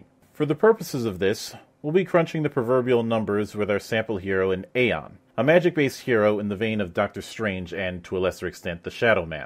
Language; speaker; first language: English; native; English